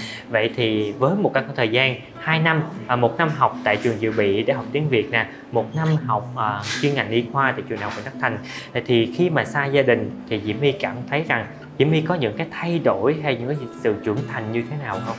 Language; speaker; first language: Vietnamese; native; Vietnamese